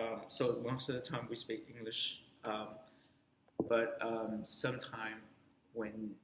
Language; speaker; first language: English; non-native, fluent; Vietnamese